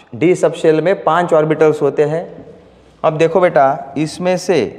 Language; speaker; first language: Hindi; non-native, local second language; Marathi